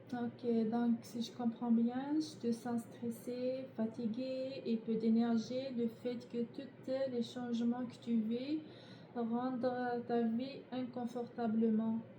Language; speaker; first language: French; non-native, learner; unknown